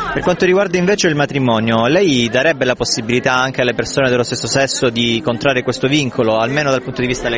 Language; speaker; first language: Italian; native; Italian